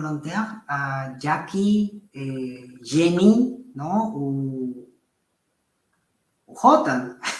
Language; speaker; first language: French; non-native, fluent; Spanish